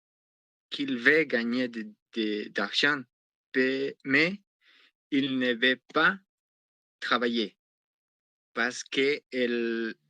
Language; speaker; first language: French; non-native, learner; Spanish